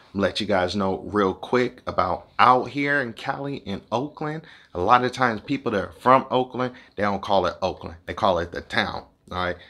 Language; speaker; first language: English; native; English